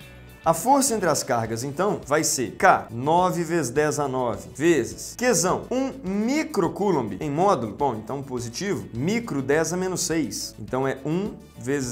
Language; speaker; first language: Portuguese; native; Portuguese